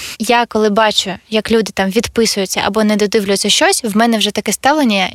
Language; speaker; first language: Ukrainian; non-native, local second language; Russian